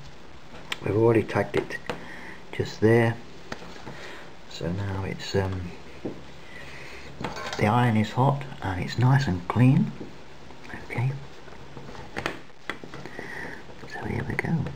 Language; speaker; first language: English; native; English